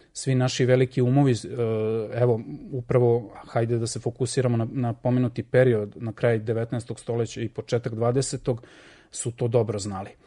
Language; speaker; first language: Serbian; native; Serbian